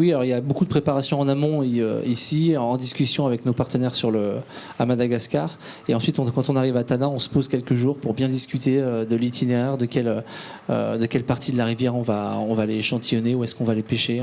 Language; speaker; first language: French; native; French